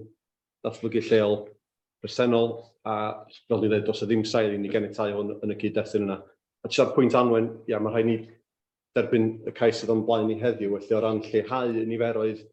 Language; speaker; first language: Welsh; native; Welsh